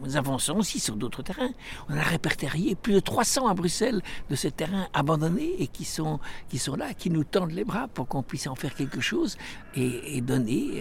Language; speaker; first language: French; native; French